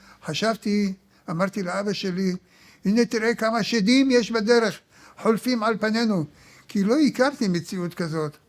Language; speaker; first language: Hebrew; early bilingual, other home language; Arabic